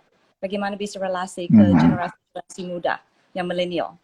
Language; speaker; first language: Indonesian; non-native, learner; English